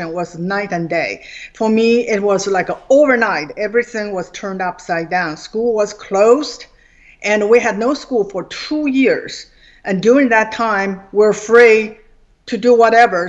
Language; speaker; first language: English; non-native, fluent; Chinese